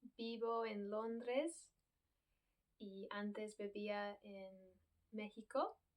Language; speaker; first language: Spanish; non-native, fluent; English